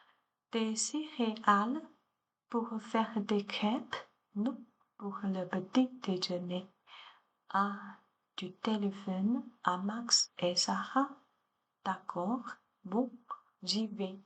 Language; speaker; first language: French; non-native, learner; Chinese